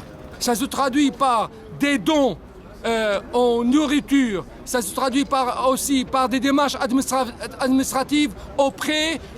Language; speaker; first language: French; non-native, fluent; Arabic